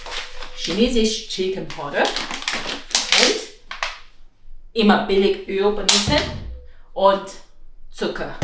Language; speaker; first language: German; non-native, learner; Chinese